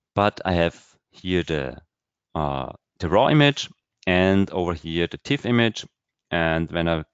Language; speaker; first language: English; non-native, fluent; German